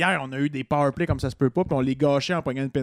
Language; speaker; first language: French; native; French